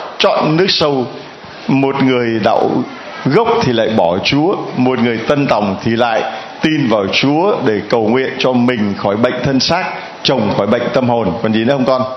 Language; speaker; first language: Vietnamese; native; Vietnamese